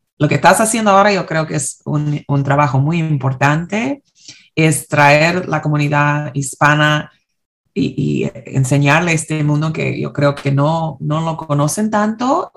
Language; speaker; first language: Spanish; early bilingual, heritage; Spanish